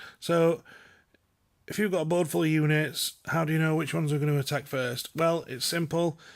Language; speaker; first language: English; native; English